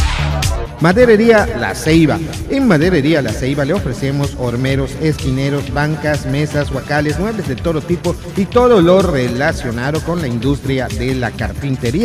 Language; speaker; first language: Spanish; native; Spanish